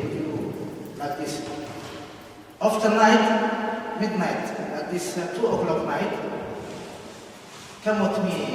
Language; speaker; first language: English; non-native, learner; Somali